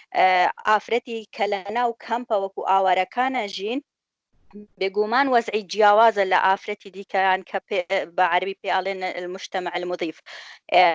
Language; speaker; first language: Central Kurdish; non-native, local second language; Kurdish